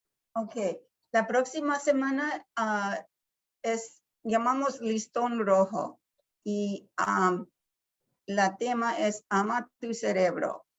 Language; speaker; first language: Spanish; early bilingual, heritage; Spanish